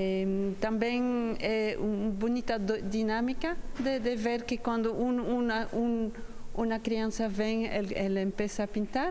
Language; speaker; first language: Portuguese; non-native, learner; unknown